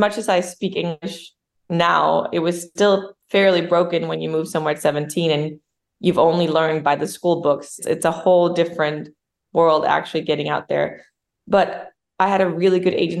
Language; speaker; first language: English; non-native, fluent; Danish